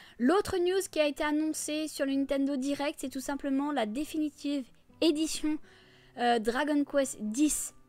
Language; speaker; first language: French; native; French